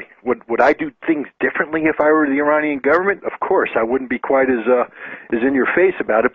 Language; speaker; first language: English; native; English